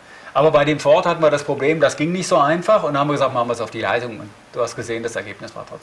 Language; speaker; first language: German; native; German